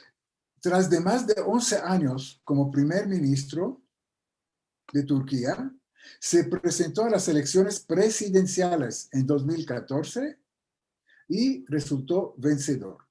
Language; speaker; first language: Spanish; non-native, fluent; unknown